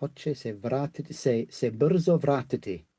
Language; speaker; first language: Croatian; non-native, learner; English